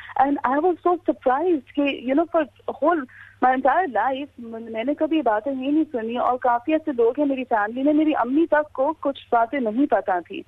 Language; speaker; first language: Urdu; native; Urdu